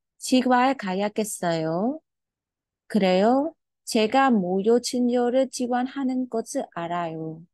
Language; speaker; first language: Korean; non-native, fluent; Khmer